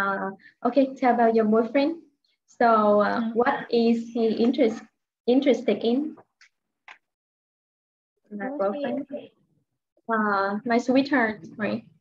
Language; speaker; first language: English; non-native, fluent; Vietnamese